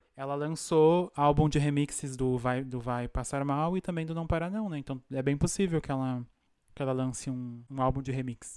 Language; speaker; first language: Portuguese; native; Portuguese